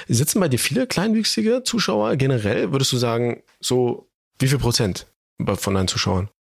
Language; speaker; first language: German; early bilingual, other home language; Turkish